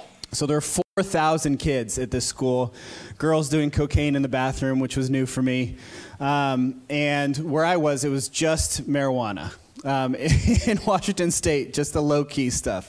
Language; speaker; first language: English; native; English